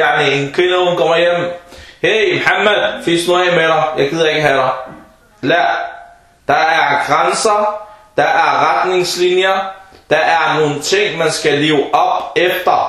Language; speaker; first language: Danish; early bilingual, other home language; Arabic